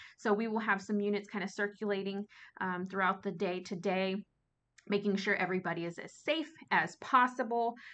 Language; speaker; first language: English; native; English